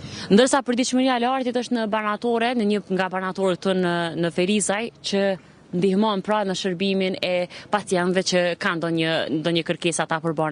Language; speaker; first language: Albanian; native; Albanian